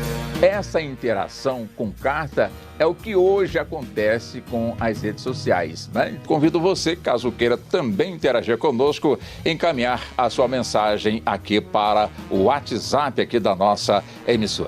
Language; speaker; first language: Portuguese; native; Portuguese